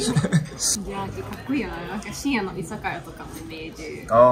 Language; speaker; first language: Japanese; non-native, fluent; Swedish